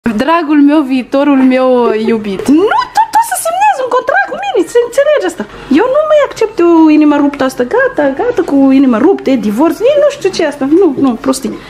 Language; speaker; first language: Romanian; non-native, learner; Malagasy